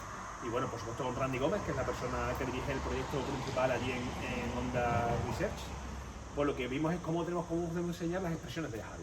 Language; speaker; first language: Spanish; native; Spanish